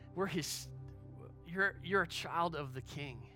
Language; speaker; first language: English; native; English